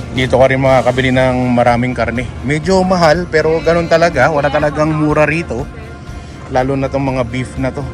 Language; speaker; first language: Filipino; non-native, local second language; Pampanga